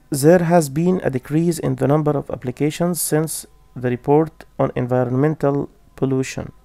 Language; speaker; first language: English; non-native, fluent; Arabic